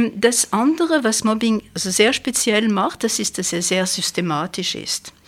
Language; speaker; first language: German; non-native, fluent; French